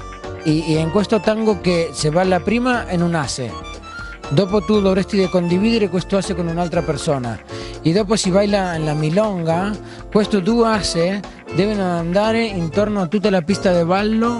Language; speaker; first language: Italian; non-native, learner; Spanish